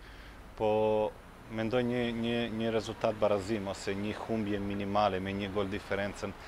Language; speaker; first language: Albanian; non-native, fluent; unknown